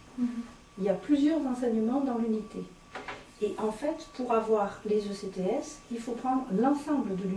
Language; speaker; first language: French; native; French